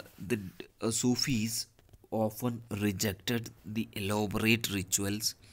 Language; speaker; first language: English; non-native, local second language; Malayalam